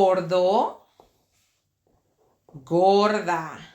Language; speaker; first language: Spanish; early bilingual, heritage; Spanish